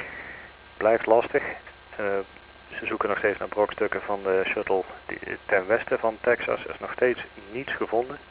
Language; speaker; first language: Dutch; native; Dutch